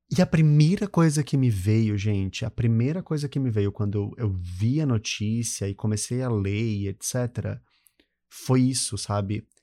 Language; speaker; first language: Portuguese; native; Portuguese